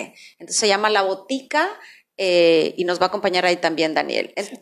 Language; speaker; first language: Spanish; native; Spanish